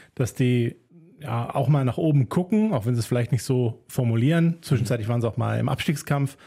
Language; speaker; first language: German; native; German